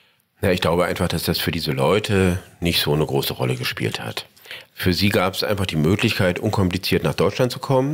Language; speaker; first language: German; native; German